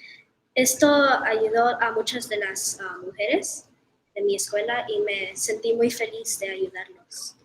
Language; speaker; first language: Spanish; early bilingual, heritage; Spanish